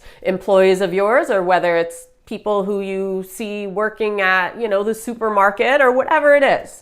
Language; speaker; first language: English; native; English